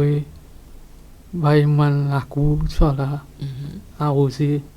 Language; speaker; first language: French; non-native, local second language; Morisyen